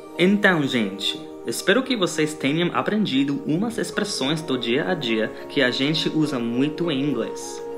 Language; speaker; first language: Portuguese; non-native, fluent; English